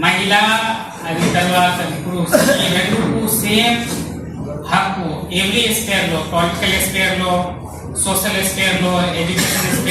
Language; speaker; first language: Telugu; non-native, learner; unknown